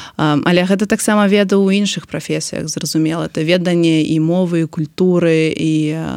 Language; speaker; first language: Belarusian; non-native, local second language; Russian